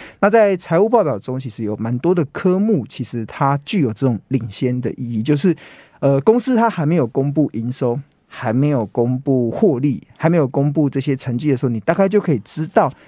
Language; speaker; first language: Chinese; native; Chinese